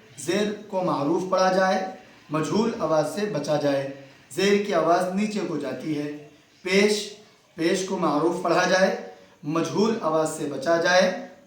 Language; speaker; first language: Urdu; native; Urdu